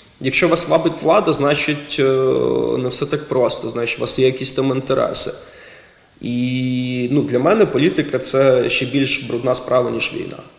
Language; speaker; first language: Ukrainian; non-native, local second language; Russian